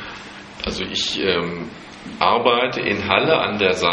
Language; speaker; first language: German; non-native, fluent; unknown